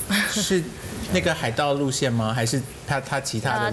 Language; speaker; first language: Chinese; native; Chinese